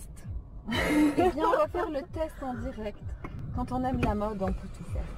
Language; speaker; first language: French; native; French